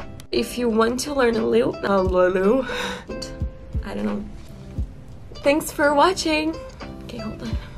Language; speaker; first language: English; non-native, learner; Portuguese